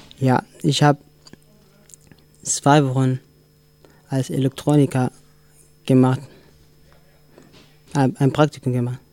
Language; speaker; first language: German; non-native, learner; Tigrinya